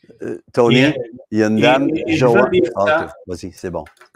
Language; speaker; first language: French; native; French